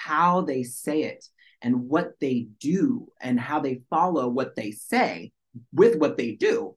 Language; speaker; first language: English; early bilingual, other home language; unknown